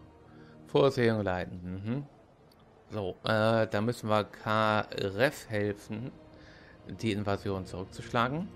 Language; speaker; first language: German; native; German